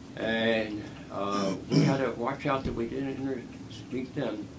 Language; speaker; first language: English; native; English